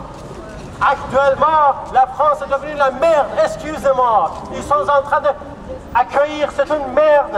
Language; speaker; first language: French; non-native, fluent; Kurdish